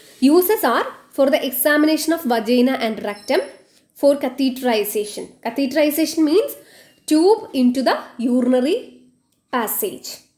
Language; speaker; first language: English; non-native, local second language; Malayalam